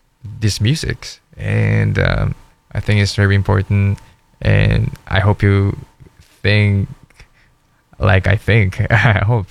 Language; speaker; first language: English; non-native, learner; Korean